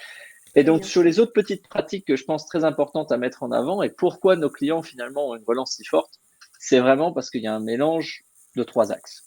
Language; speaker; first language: French; native; French